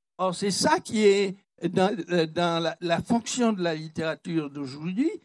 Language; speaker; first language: French; non-native, local second language; Guadeloupean Creole French